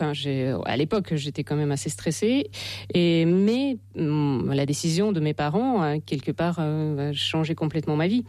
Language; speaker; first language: French; non-native, fluent; Russian